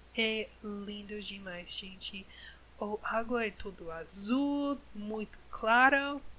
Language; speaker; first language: Portuguese; non-native, learner; English